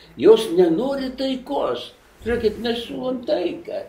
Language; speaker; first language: Lithuanian; native; Lithuanian